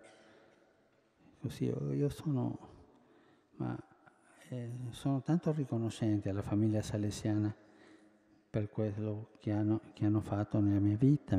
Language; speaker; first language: Italian; early bilingual, heritage; Spanish